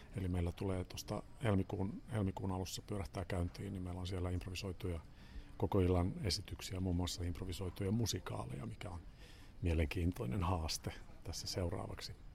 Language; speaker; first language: Finnish; non-native, local second language; Swedish